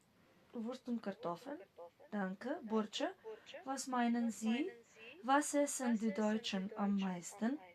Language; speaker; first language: German; non-native, fluent; Macedonian